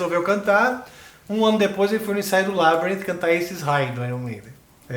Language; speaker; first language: Portuguese; native; Portuguese